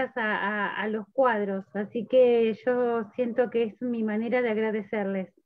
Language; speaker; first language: Spanish; native; Spanish